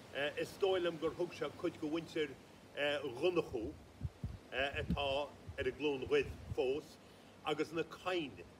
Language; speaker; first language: Irish; native; Irish